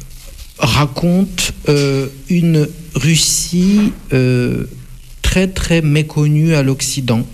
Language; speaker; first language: French; non-native, fluent; Russian